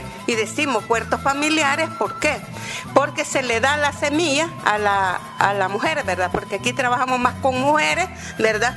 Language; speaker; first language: Spanish; native; Spanish